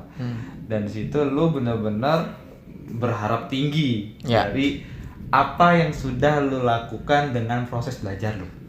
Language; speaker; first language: Indonesian; native; Indonesian